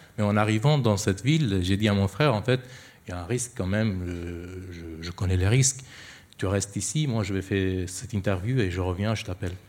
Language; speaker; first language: French; non-native, fluent; Persian